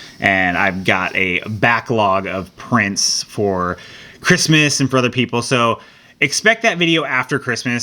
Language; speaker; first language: English; native; English